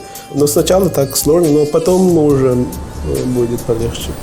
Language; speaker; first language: Russian; non-native, learner; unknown